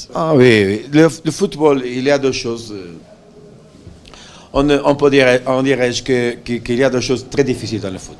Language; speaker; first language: French; non-native, fluent; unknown